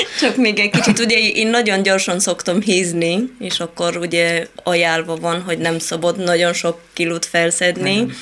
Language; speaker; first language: Hungarian; non-native, fluent; Romanian